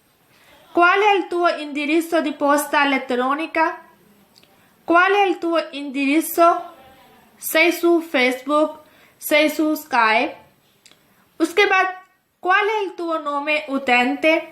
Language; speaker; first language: Italian; non-native, fluent; Urdu